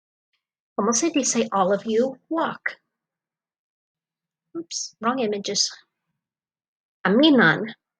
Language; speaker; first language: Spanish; non-native, fluent; English